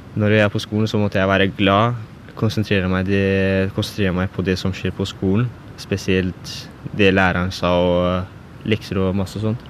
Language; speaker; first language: Norwegian; early bilingual, other home language; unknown